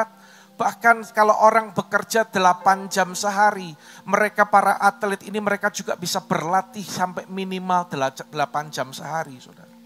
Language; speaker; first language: Indonesian; native; Indonesian